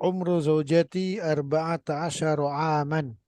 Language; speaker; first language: Arabic; non-native, learner; Indonesian